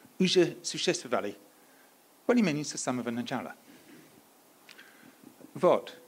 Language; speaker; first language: Polish; non-native, learner; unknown